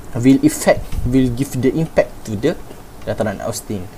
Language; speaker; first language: English; non-native, local second language; Malay